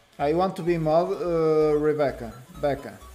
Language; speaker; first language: English; non-native, learner; Portuguese